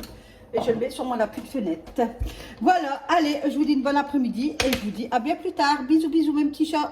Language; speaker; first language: French; native; French